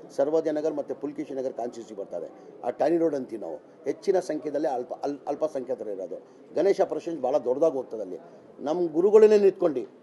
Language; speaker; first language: Kannada; non-native, local second language; Urdu